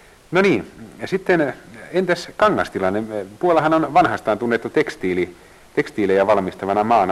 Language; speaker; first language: Finnish; native; Finnish